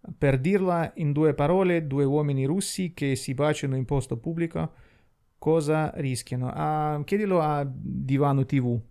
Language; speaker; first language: Italian; non-native, fluent; Russian